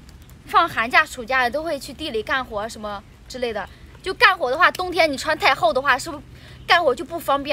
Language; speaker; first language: Chinese; native; Chinese